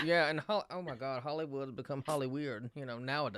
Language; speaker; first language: English; native; English